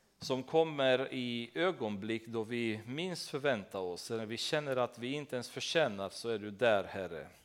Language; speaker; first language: Swedish; non-native, fluent; Romanian